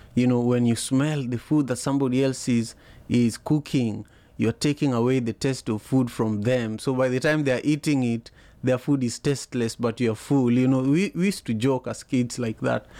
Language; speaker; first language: English; non-native, local second language; Luo (Kenya and Tanzania)